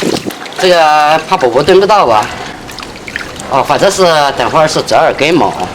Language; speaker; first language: Chinese; native; Chinese